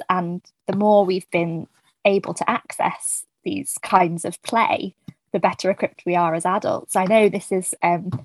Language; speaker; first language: English; native; English